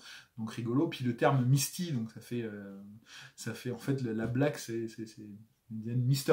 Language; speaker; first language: French; native; French